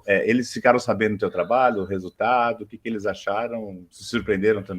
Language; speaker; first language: Portuguese; native; Portuguese